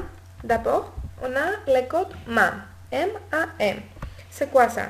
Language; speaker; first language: French; non-native, learner; Greek